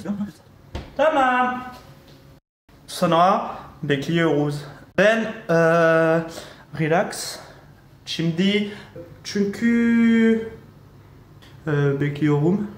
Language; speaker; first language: Turkish; non-native, learner; French